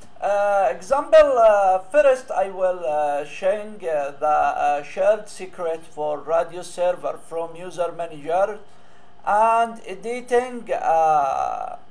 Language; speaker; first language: English; non-native, learner; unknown